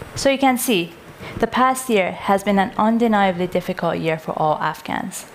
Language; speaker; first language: English; non-native, fluent; Persian